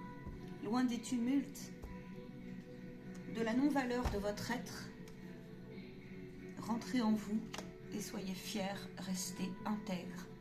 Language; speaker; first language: French; native; French